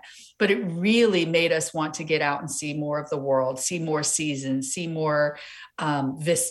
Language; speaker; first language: English; native; English